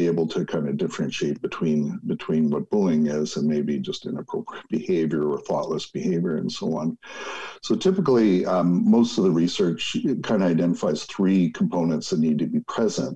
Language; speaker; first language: English; native; English